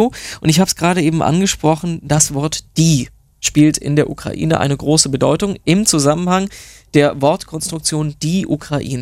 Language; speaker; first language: German; native; German